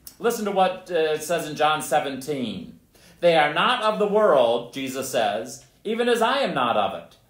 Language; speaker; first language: English; native; English